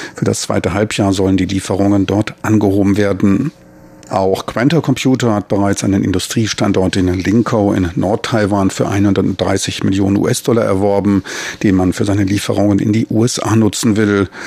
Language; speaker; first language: German; native; German